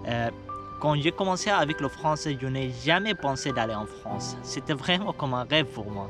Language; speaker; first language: French; non-native, fluent; Arabic